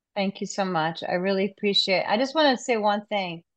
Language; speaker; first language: English; non-native, local second language; Urdu